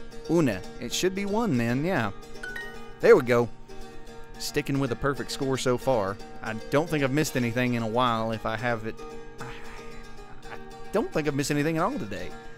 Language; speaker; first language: English; native; English